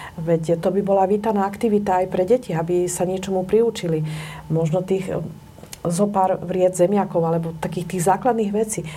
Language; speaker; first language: Slovak; native; Slovak